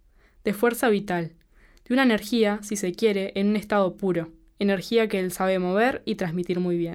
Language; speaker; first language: Spanish; native; Spanish